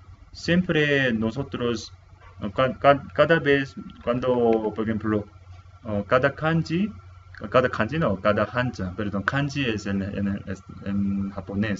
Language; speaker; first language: Spanish; non-native, fluent; Korean